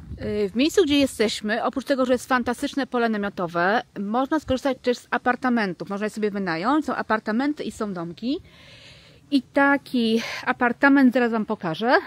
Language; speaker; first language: Polish; native; Polish